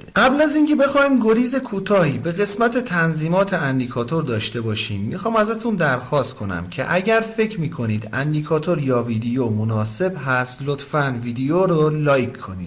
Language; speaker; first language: Persian; native; Persian